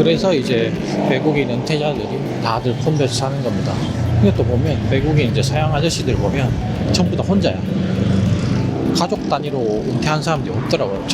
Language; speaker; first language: Korean; native; Korean